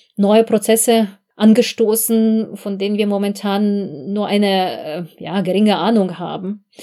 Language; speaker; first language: German; non-native, fluent; Russian